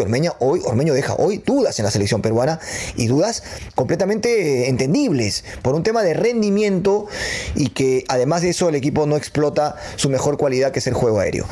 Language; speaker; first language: Spanish; native; Spanish